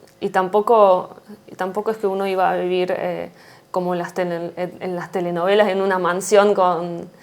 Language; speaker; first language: Spanish; non-native, fluent; Russian